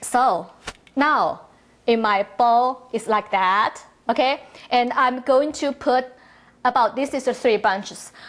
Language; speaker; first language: English; non-native, learner; Chinese